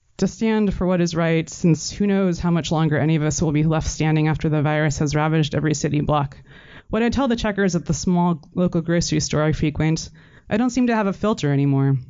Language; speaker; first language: English; native; English